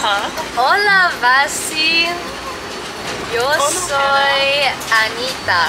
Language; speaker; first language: Spanish; non-native, learner; English